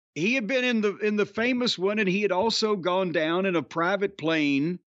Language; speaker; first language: English; native; English